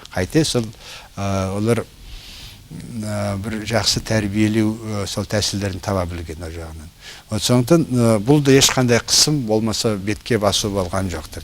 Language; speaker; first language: Kazakh; non-native, local second language; Russian